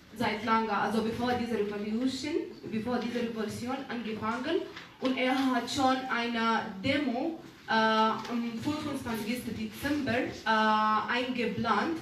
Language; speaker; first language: German; non-native, learner; Arabic